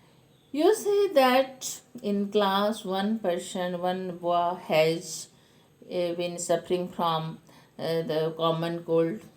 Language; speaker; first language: English; non-native, local second language; Hindi